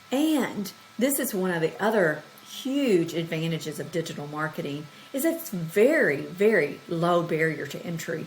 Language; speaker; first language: English; native; English